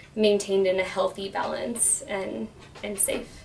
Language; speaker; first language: English; native; English